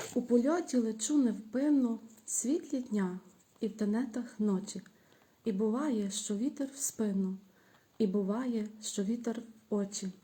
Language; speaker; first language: Ukrainian; native; Ukrainian